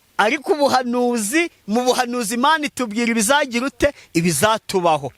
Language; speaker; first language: Kinyarwanda; native; Kinyarwanda